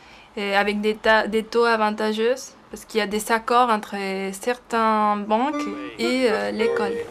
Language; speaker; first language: French; non-native, fluent; Spanish